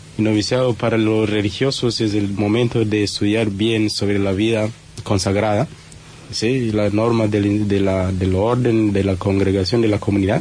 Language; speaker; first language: Spanish; non-native, fluent; Swahili